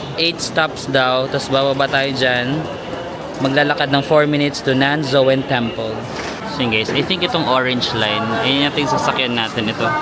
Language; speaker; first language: Filipino; non-native, local second language; Waray